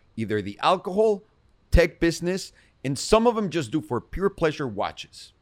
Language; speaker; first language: English; non-native, fluent; Spanish